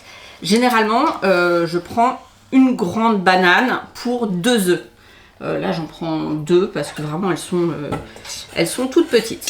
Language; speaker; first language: French; native; French